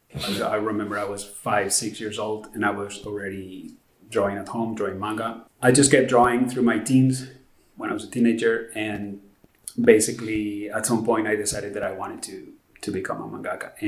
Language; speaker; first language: English; non-native, fluent; Spanish